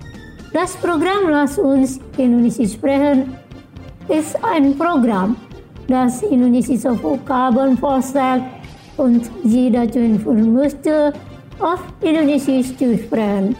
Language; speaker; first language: German; non-native, fluent; Indonesian